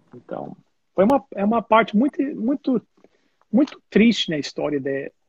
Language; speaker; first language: Portuguese; non-native, fluent; English